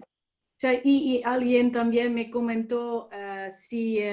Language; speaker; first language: Spanish; non-native, fluent; Dutch